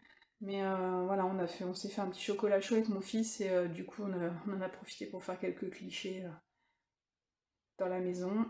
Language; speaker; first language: French; native; French